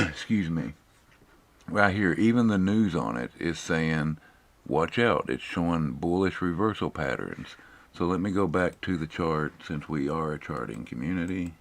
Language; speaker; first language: English; native; English